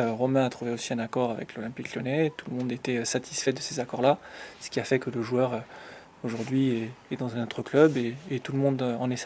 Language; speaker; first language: French; native; French